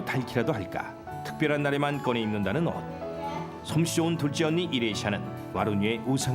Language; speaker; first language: Korean; native; Korean